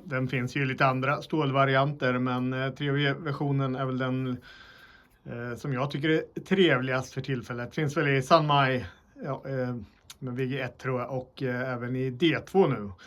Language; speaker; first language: Swedish; native; Swedish